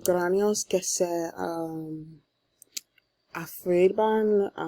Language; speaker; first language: Spanish; non-native, learner; English